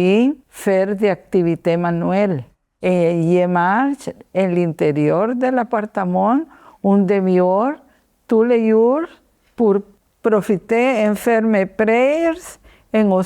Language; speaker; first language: French; non-native, learner; Spanish